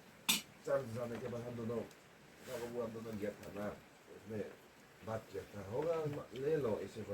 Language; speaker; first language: Hindi; non-native, local second language; Mizo